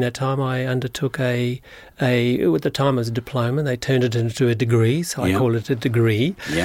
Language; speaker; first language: English; native; English